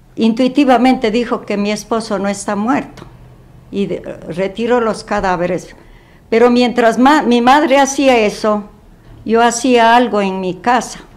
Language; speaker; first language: Spanish; native; Spanish